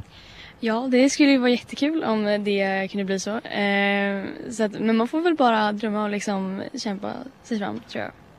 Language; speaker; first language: Swedish; native; Swedish